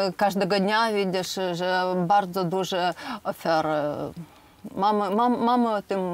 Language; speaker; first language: Polish; non-native, learner; Ukrainian